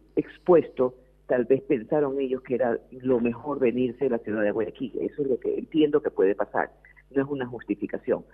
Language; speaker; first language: Spanish; native; Spanish